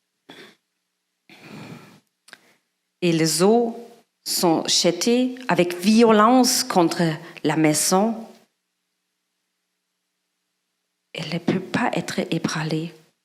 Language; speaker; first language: French; non-native, fluent; German